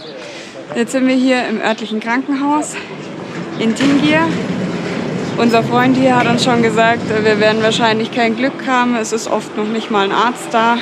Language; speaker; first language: German; native; German